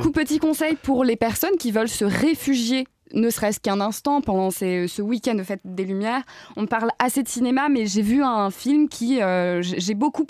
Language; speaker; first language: French; native; French